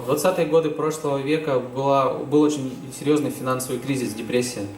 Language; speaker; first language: Russian; native; Russian